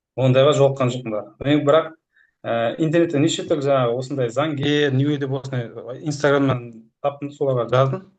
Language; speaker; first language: Kazakh; early bilingual, heritage; Kazakh